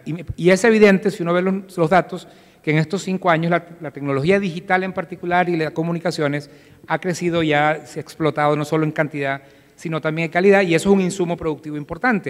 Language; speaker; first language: Spanish; native; Spanish